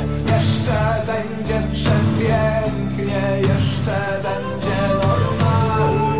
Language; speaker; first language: Polish; native; Polish